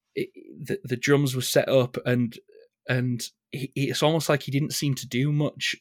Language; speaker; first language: English; native; English